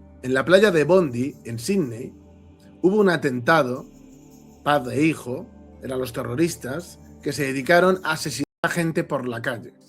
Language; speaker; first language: Spanish; native; Spanish